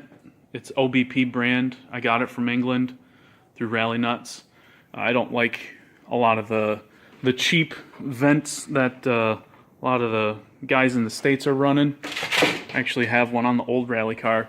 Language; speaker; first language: English; native; English